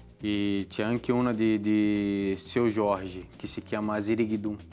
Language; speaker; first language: Italian; non-native, learner; Portuguese